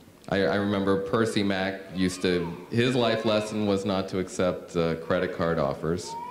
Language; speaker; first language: English; native; English